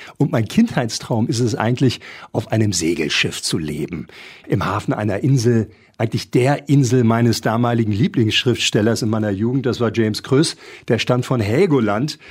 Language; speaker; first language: German; native; German